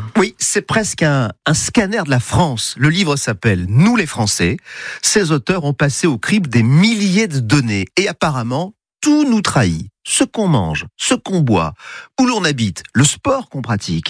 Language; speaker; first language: French; native; French